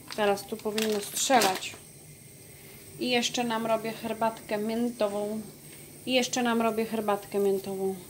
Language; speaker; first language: Polish; native; Polish